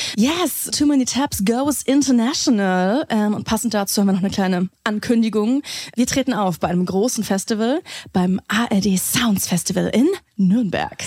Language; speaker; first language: German; native; German